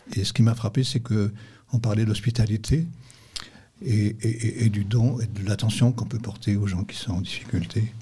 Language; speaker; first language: French; native; French